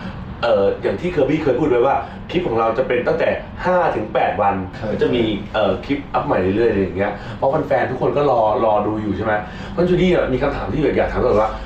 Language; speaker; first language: Thai; native; Thai